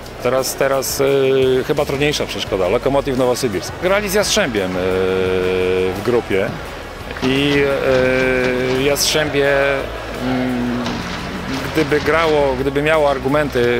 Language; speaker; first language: Polish; native; Polish